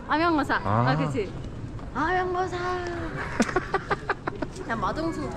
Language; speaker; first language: Korean; non-native, learner; Persian